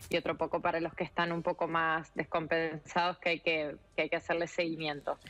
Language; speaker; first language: Spanish; native; Spanish